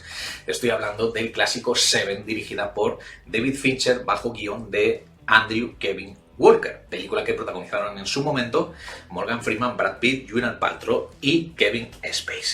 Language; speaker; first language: Spanish; native; Spanish